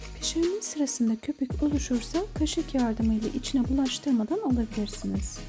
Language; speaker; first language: Turkish; native; Turkish